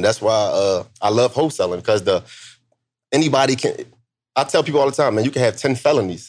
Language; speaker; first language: English; native; English